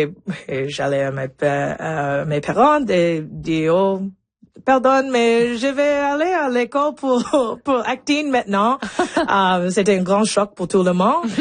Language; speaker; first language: French; non-native, local second language; English